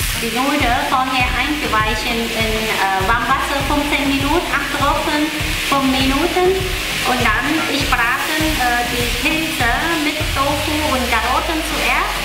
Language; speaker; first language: German; non-native, learner; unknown